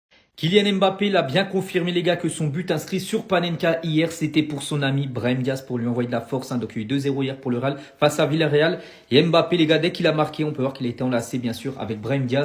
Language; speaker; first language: French; native; French